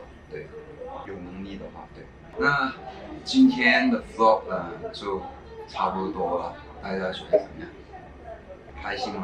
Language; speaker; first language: Chinese; non-native, local second language; Cantonese